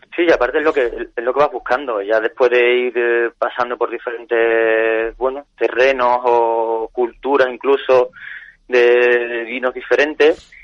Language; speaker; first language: Spanish; native; Spanish